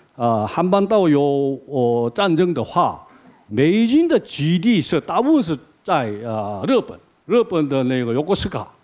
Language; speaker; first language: Chinese; non-native, learner; Korean